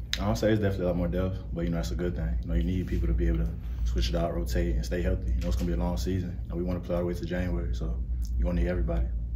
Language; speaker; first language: English; native; English